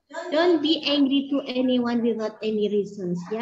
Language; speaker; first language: English; non-native, learner; Indonesian